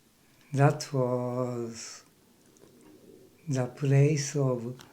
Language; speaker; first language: English; non-native, learner; Japanese